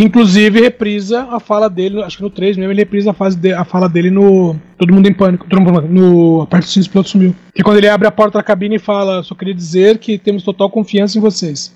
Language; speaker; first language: Portuguese; native; Portuguese